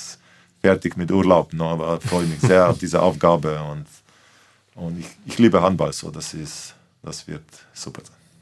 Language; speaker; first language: German; non-native, fluent; Slovenian